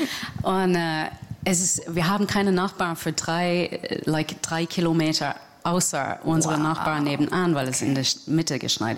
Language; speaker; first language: German; non-native, fluent; English